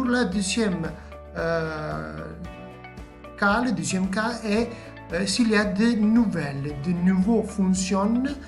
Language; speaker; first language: French; non-native, fluent; Italian